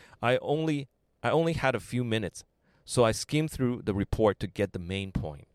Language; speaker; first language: English; non-native, fluent; Chinese